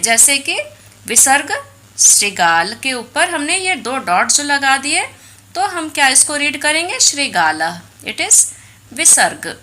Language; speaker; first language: Hindi; native; Hindi